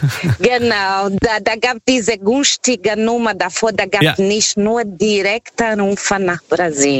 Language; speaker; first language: German; non-native, fluent; Portuguese